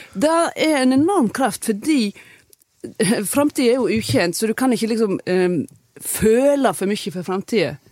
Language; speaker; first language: Norwegian; native; Norwegian